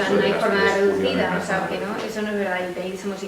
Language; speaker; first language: Spanish; native; Spanish